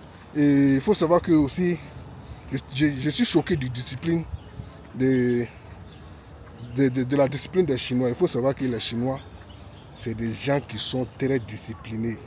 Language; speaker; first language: French; non-native, local second language; Bambara